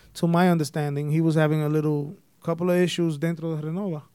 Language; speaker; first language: Spanish; early bilingual, heritage; Spanish